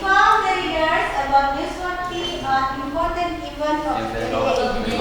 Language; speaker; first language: English; non-native, learner; Indonesian